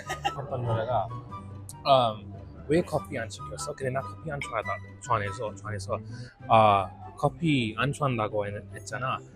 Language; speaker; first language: Korean; non-native, fluent; English